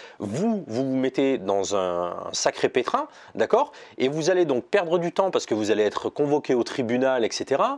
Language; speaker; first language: French; native; French